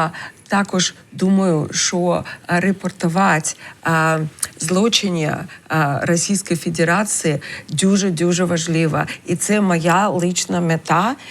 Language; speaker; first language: Ukrainian; non-native, learner; English